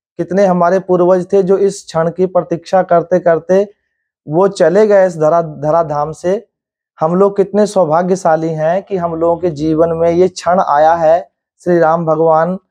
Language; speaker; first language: Hindi; native; Hindi